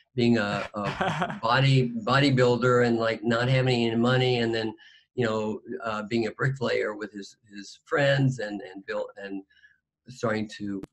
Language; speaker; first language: English; native; English